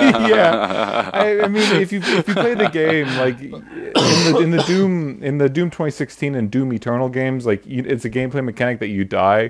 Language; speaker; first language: English; native; English